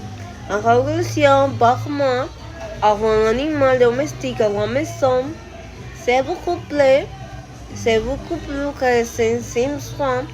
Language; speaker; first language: French; non-native, learner; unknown